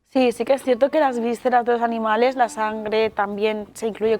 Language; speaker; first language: Spanish; native; Spanish